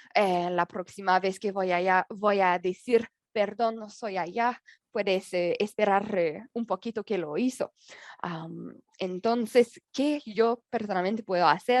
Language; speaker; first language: Spanish; non-native, learner; French